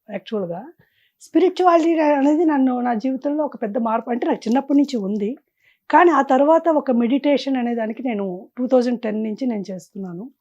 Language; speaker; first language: Telugu; native; Telugu